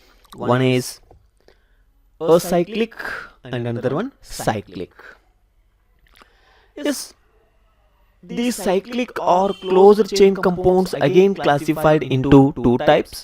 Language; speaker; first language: English; non-native, local second language; Kannada